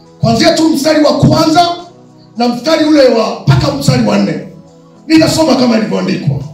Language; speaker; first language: Swahili; native; Swahili